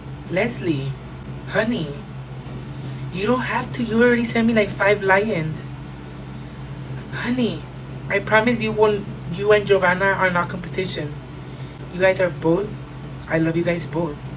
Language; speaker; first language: English; early bilingual, other home language; Spanish